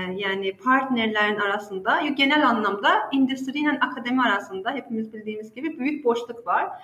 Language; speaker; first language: Turkish; non-native, fluent; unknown